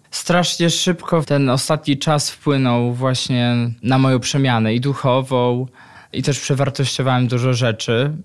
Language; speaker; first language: Polish; native; Polish